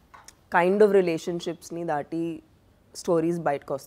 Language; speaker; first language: Telugu; non-native, local second language; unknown